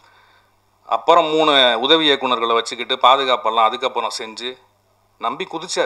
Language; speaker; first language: Tamil; native; Tamil